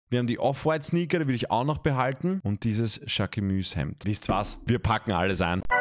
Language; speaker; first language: German; native; German